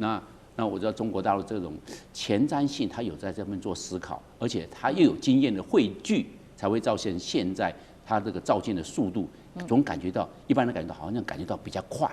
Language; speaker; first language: Chinese; native; Chinese